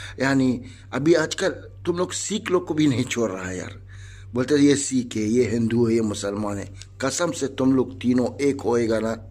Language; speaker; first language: Hindi; non-native, learner; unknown